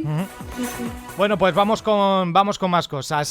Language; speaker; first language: Spanish; native; Spanish